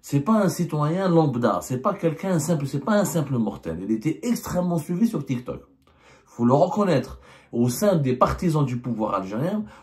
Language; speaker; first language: French; non-native, local second language; Arabic